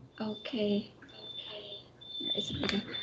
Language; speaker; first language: English; non-native, learner; Khmer